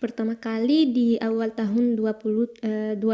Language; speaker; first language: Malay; non-native, fluent; Arabic